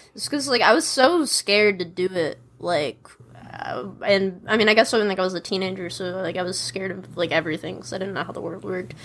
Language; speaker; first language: English; native; English